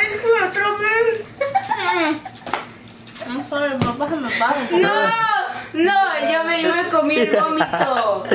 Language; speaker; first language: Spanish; early bilingual, heritage; Spanish